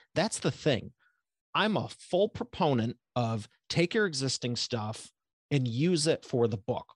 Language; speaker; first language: English; native; English